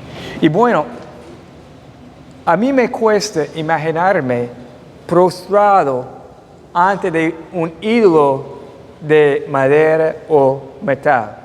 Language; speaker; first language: Spanish; non-native, fluent; English